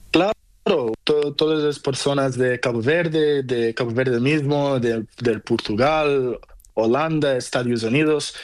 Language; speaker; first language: Spanish; non-native, learner; Portuguese